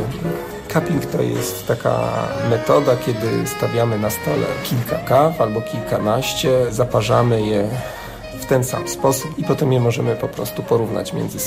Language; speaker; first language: Polish; native; Polish